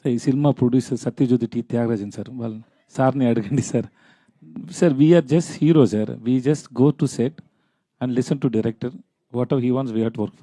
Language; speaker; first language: Telugu; non-native, learner; Tamil